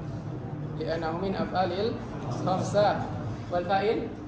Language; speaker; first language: Arabic; non-native, fluent; Indonesian